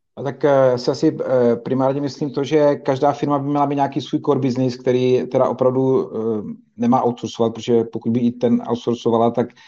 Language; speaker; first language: Czech; native; Czech